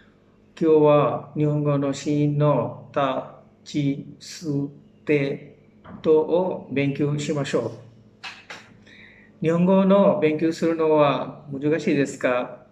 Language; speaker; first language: Japanese; non-native, fluent; Bangla